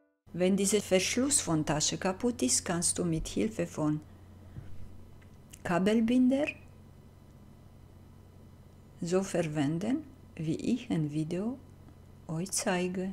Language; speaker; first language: German; non-native, fluent; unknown